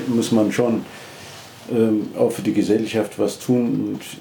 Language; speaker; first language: German; non-native, fluent; Amharic